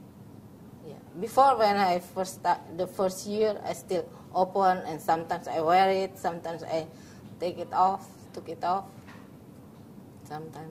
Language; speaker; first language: English; non-native, learner; Indonesian